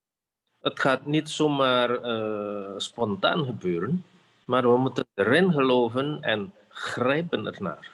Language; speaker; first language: Dutch; non-native, fluent; Indonesian